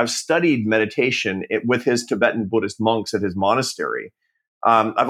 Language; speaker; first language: English; native; English